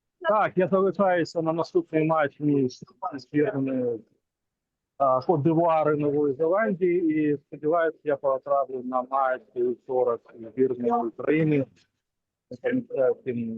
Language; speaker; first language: Ukrainian; non-native, local second language; Russian